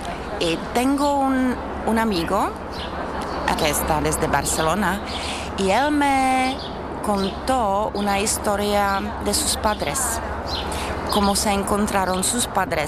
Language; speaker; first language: Spanish; non-native, learner; Czech